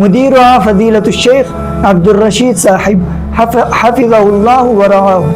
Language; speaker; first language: Arabic; non-native, learner; Urdu